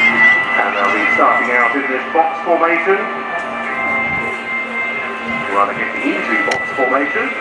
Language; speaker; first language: English; native; English